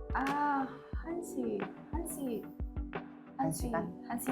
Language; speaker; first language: Korean; non-native, learner; Indonesian